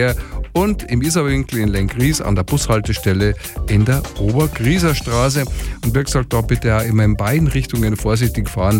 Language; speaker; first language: German; native; German